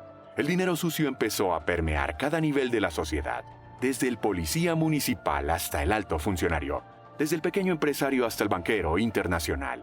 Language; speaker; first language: Spanish; native; Spanish